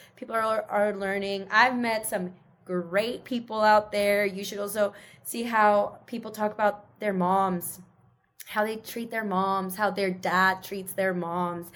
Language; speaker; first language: English; early bilingual, other home language; Spanish